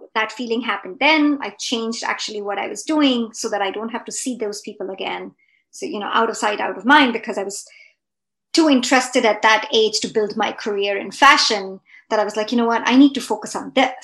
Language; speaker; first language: English; non-native, local second language; Hindi